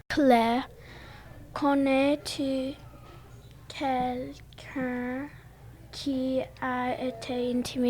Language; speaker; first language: French; non-native, local second language; English